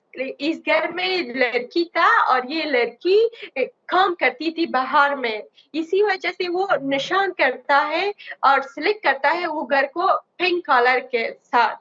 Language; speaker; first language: Hindi; non-native, learner; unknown